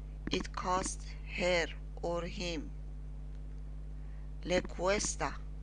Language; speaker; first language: English; non-native, fluent; Persian